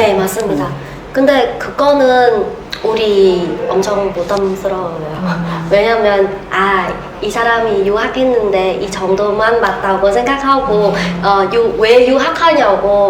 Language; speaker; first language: Korean; non-native, learner; Vietnamese